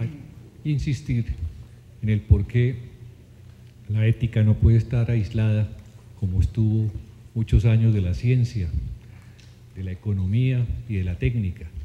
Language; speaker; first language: Spanish; native; Spanish